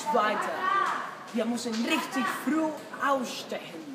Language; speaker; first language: German; non-native, learner; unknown